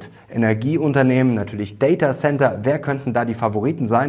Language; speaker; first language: German; native; German